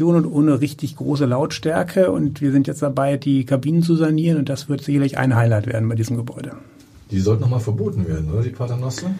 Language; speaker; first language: German; native; German